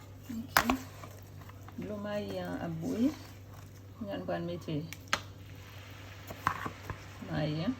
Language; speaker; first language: French; non-native, learner; Haitian Creole